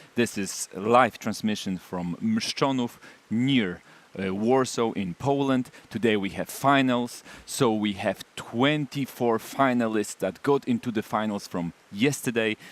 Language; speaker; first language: English; non-native, fluent; Polish